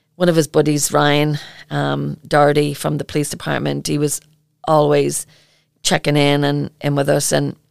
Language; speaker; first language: English; native; English